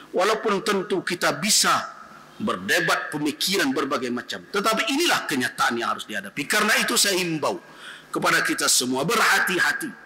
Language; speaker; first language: Malay; non-native, local second language; Minangkabau